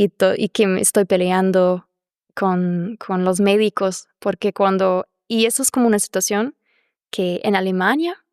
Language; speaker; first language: Spanish; non-native, fluent; German